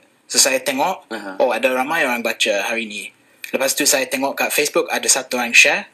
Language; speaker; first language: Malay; non-native, fluent; English